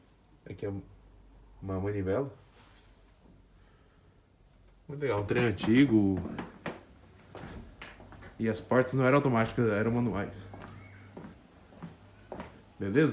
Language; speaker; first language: Portuguese; native; Portuguese